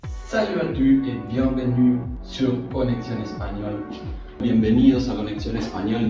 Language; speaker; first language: French; non-native, fluent; Spanish